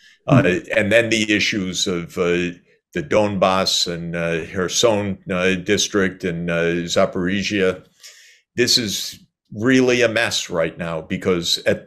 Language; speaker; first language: English; native; English